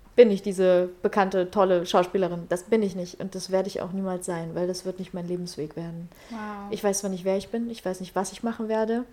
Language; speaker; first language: German; early bilingual, other home language; Russian